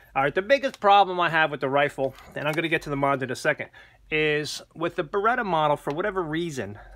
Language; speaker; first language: English; native; English